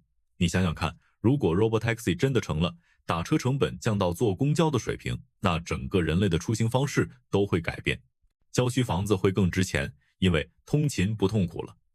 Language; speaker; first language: Chinese; native; Chinese